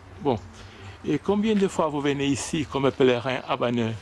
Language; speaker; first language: French; native; French